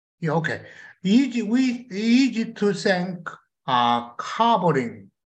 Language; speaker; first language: English; non-native, learner; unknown